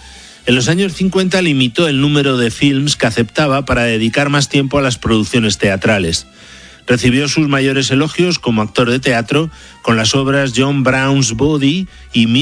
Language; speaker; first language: Spanish; native; Spanish